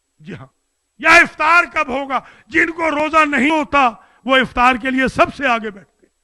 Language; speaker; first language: Urdu; non-native, local second language; Punjabi